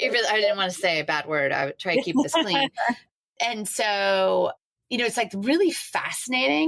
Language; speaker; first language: English; native; English